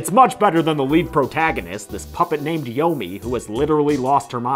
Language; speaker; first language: English; native; English